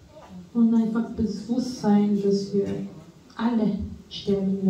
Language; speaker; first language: German; non-native, fluent; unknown